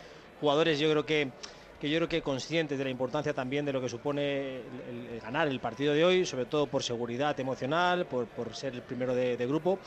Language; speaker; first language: Spanish; native; Spanish